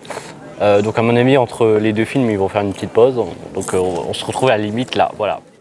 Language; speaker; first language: French; native; French